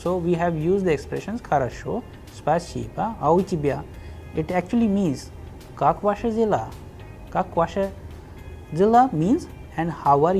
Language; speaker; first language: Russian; non-native, fluent; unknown